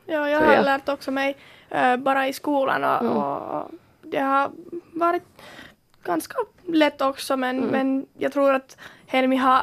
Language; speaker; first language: Swedish; non-native, local second language; Finnish